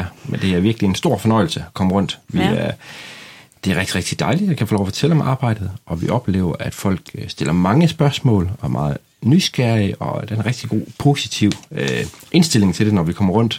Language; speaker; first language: Danish; native; Danish